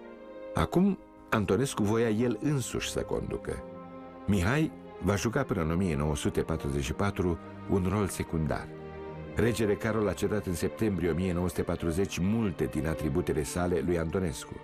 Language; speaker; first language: Romanian; native; Romanian